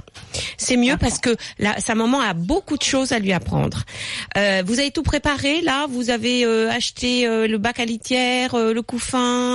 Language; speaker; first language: French; native; French